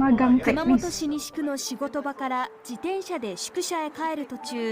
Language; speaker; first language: Japanese; native; Japanese